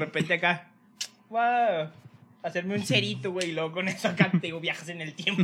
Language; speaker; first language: Spanish; native; Spanish